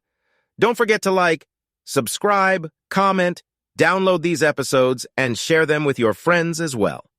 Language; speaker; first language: English; native; English